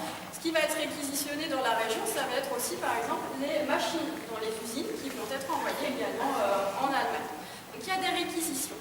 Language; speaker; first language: French; native; French